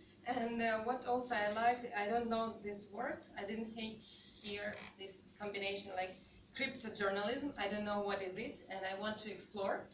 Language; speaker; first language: English; non-native, fluent; Russian